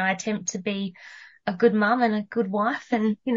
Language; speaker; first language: English; native; English